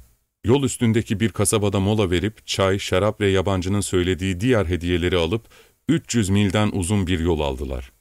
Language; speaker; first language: Turkish; native; Turkish